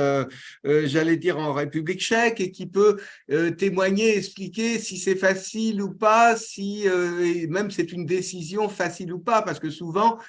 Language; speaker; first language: French; native; French